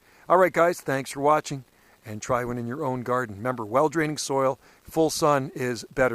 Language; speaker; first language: English; native; English